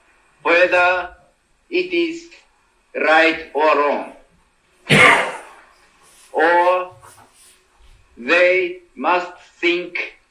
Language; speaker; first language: English; non-native, learner; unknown